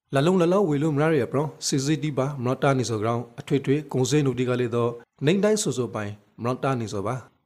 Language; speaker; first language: Burmese; native; Burmese